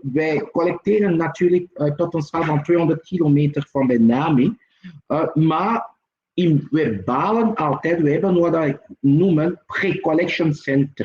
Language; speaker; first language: Dutch; non-native, local second language; French